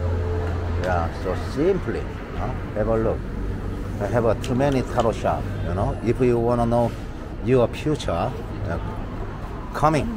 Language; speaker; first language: English; non-native, learner; Korean